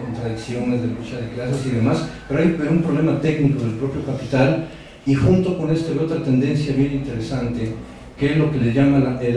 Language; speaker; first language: Spanish; native; Spanish